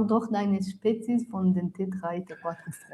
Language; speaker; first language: German; non-native, learner; Italian